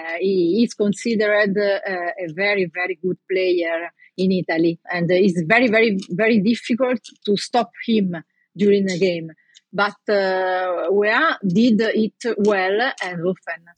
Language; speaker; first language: English; non-native, learner; Italian